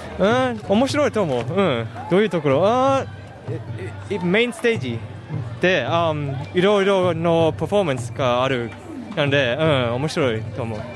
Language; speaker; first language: Japanese; non-native, learner; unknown